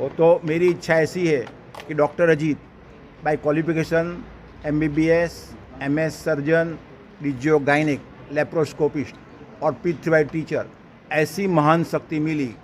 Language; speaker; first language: Hindi; non-native, local second language; Gujarati